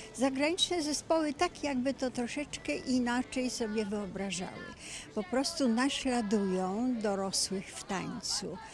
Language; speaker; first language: Polish; native; Polish